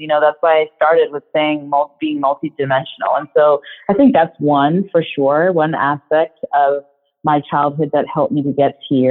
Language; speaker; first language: English; non-native, local second language; Shona